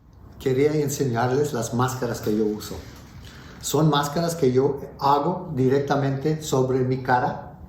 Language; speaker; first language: Spanish; early bilingual, heritage; Spanish